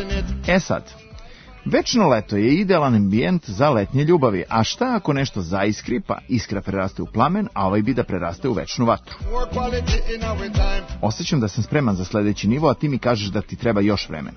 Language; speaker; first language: Serbian; native; Serbian